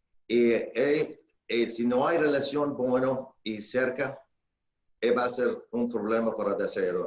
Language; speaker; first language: Spanish; non-native, fluent; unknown